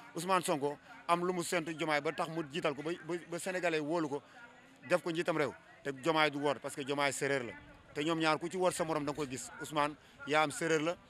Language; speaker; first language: Wolof; native; Wolof